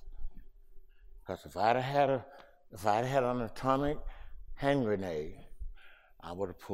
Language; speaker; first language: English; early bilingual, other home language; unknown